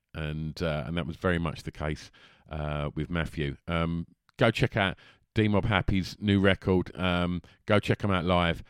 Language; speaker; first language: English; native; English